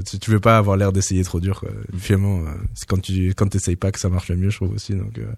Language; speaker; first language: French; early bilingual, other home language; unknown